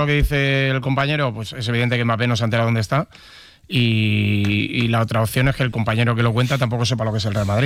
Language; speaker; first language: Spanish; native; Spanish